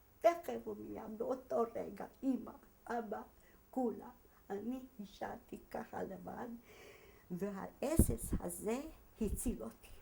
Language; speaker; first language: Hebrew; non-native, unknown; Hungarian